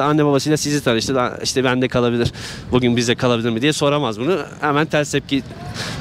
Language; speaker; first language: Turkish; native; Turkish